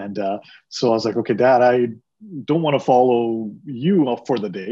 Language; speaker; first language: English; early bilingual, other home language; Punjabi